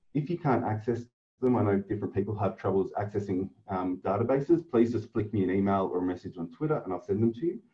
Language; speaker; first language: English; native; English